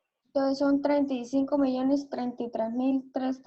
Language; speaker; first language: Spanish; native; Spanish